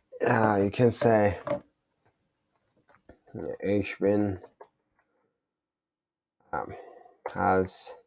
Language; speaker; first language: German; non-native, learner; Turkish